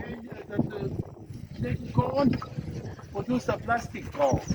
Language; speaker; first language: German; native; German